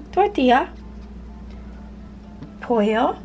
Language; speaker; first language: Spanish; non-native, learner; English